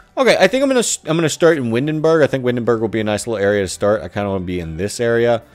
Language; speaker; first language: English; native; English